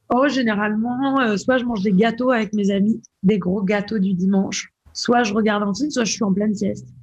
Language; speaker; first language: French; native; French